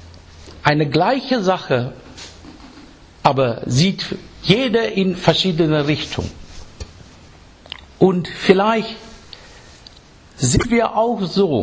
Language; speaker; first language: German; non-native, fluent; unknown